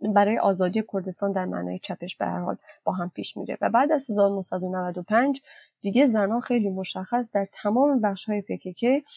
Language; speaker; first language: Persian; non-native, local second language; Kurdish